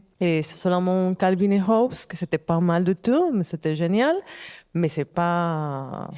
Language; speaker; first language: French; non-native, fluent; Spanish